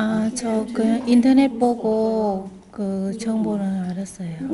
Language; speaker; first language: Korean; non-native, learner; Vietnamese